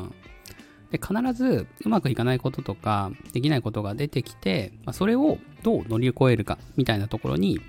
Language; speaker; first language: Japanese; native; Japanese